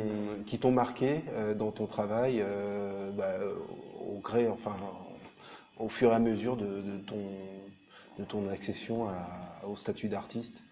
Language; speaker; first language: French; native; French